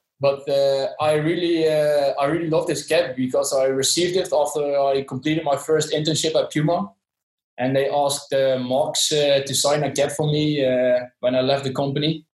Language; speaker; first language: English; non-native, fluent; Dutch